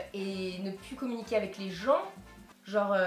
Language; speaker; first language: French; native; French